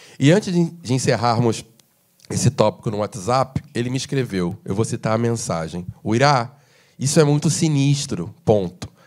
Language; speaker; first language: Portuguese; native; Portuguese